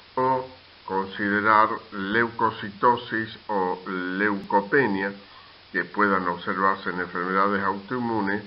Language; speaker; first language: Spanish; native; Spanish